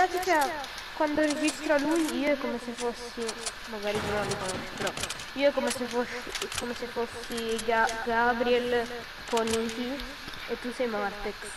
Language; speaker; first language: Italian; native; Italian